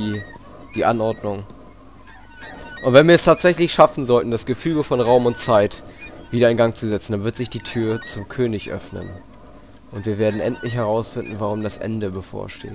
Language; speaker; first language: German; native; German